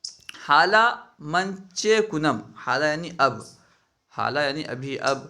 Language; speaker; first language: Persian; non-native, learner; Urdu